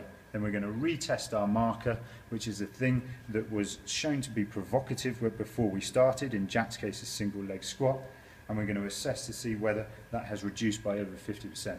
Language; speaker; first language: English; native; English